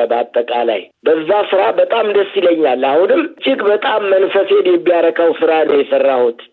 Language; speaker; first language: Amharic; native; Amharic